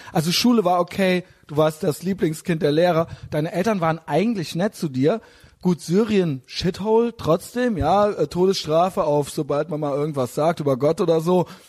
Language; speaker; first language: German; native; German